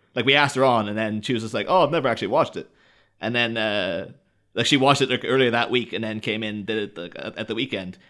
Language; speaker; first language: English; native; English